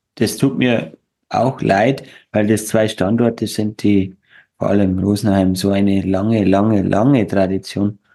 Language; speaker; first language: German; native; German